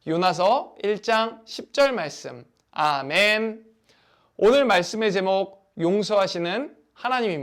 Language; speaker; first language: Korean; native; Korean